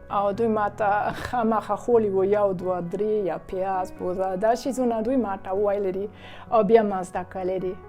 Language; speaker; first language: Pashto; non-native, fluent; German